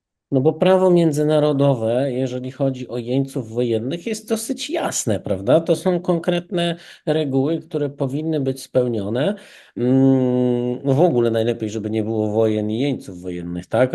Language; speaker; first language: Polish; native; Polish